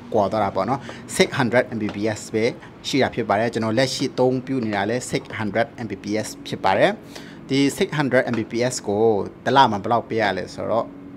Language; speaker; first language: Burmese; native; Burmese